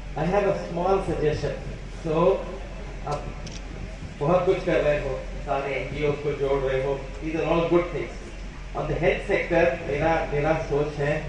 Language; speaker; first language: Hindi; non-native, local second language; Bangla